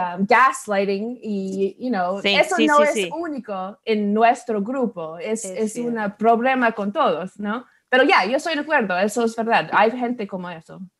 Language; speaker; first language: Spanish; non-native, learner; English